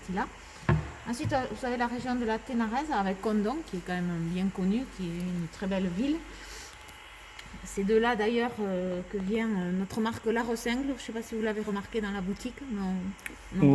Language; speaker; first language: French; native; French